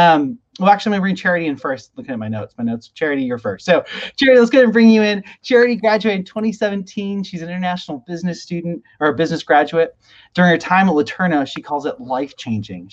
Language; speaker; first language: English; native; English